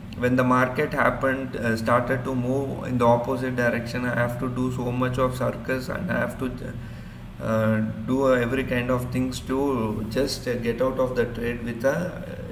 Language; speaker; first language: English; non-native, local second language; Urdu